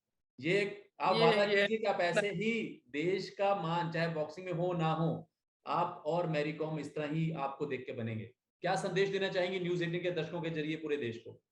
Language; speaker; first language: Hindi; native; Hindi